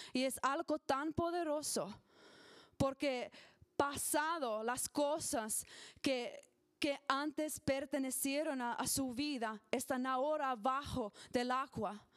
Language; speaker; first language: Spanish; non-native, learner; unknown